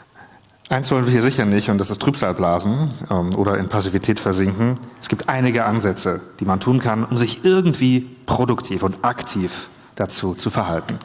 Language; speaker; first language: German; native; German